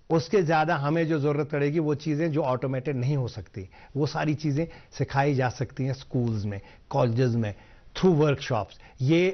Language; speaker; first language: Hindi; non-native, local second language; Kashmiri